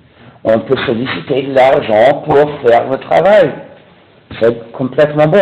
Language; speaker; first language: French; non-native, fluent; English